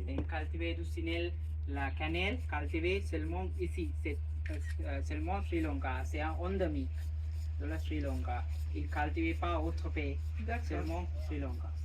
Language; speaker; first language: French; non-native, learner; Sinhala